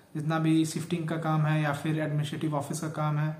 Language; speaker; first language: Hindi; native; Hindi